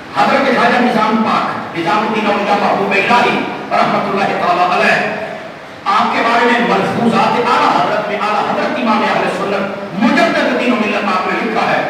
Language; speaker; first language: Urdu; non-native, local second language; Punjabi